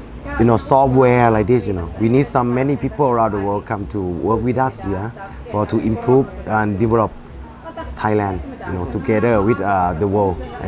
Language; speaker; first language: English; non-native, fluent; Thai